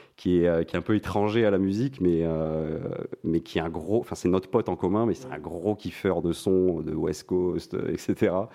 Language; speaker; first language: French; non-native, local second language; Arabic